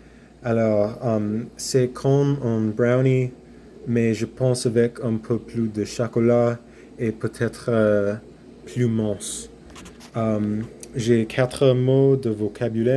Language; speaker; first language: French; non-native, learner; English